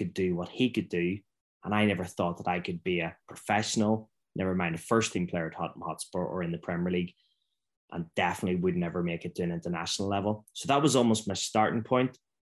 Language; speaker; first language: English; native; English